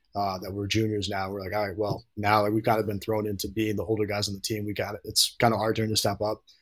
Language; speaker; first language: English; native; English